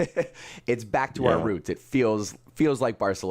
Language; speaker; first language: English; native; English